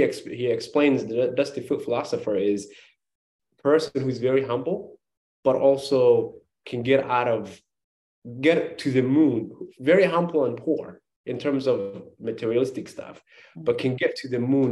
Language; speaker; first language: English; non-native, fluent; Somali